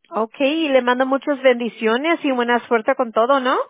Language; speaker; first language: Spanish; early bilingual, other home language; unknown